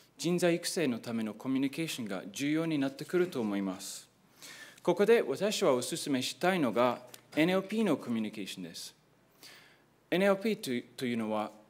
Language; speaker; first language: Japanese; non-native, fluent; English